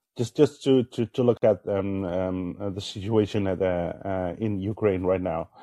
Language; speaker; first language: English; non-native, fluent; Dutch